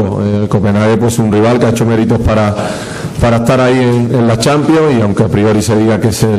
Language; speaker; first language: Spanish; native; Spanish